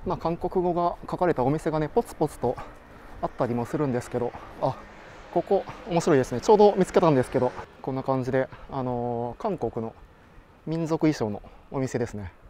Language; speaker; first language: Japanese; native; Japanese